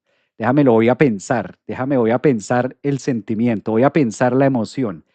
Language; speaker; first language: Spanish; native; Spanish